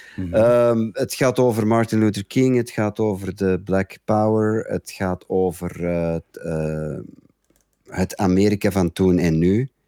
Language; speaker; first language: Dutch; native; Dutch